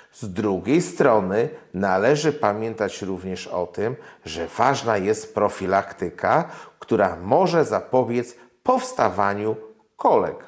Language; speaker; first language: Polish; native; Polish